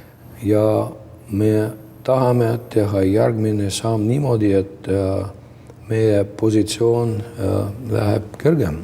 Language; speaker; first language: Estonian; non-native, local second language; Russian